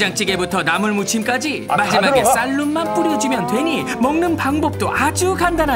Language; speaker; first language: Korean; native; Korean